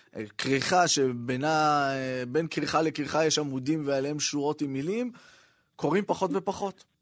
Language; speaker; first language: Hebrew; native; Hebrew